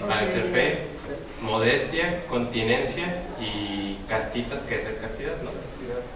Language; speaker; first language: Spanish; native; Spanish